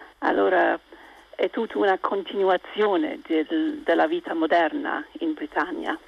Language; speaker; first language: Italian; non-native, local second language; English